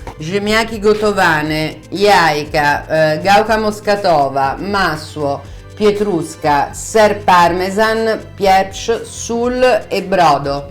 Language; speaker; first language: Polish; non-native, learner; Italian